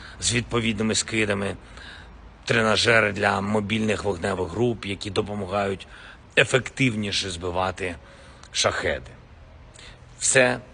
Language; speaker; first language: Ukrainian; non-native, local second language; Russian